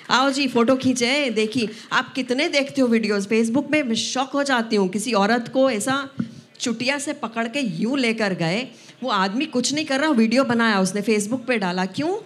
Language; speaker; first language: Hindi; non-native, local second language; Punjabi